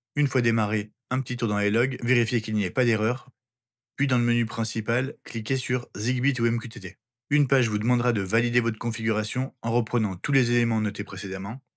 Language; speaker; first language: French; native; French